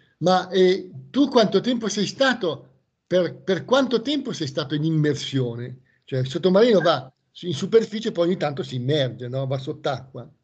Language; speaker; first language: Italian; native; Italian